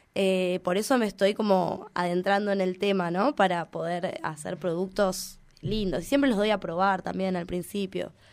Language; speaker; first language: Spanish; native; Spanish